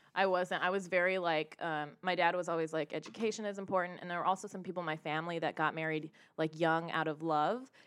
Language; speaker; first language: English; early bilingual, other home language; Hindi